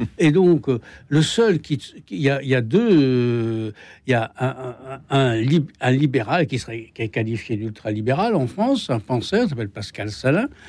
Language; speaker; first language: French; native; French